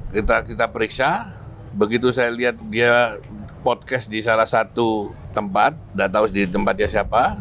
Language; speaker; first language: Indonesian; native; Indonesian